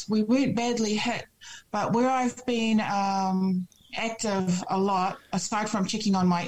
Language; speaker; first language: English; native; English